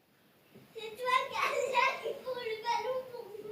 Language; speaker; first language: French; native; French